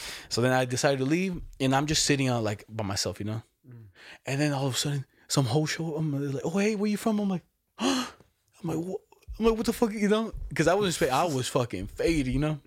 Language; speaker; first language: English; native; English